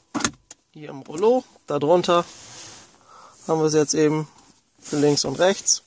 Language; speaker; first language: German; native; German